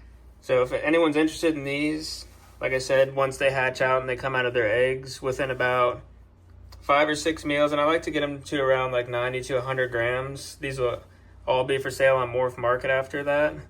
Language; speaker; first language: English; native; English